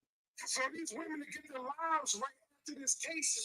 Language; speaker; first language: English; native; English